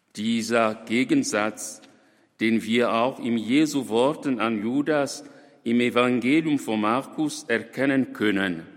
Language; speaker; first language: German; non-native, fluent; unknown